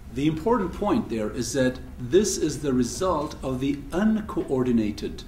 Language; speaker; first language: English; non-native, fluent; French